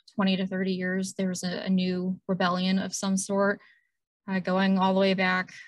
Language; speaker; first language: English; native; English